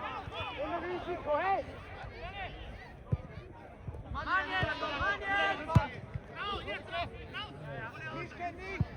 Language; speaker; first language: German; native; German